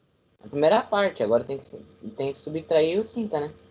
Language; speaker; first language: Portuguese; native; Portuguese